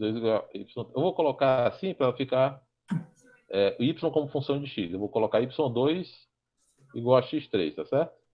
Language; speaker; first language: Portuguese; native; Portuguese